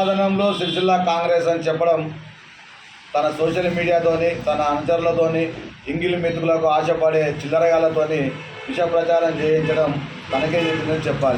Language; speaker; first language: Telugu; native; Telugu